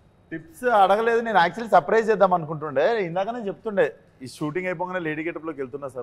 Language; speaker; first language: Telugu; native; Telugu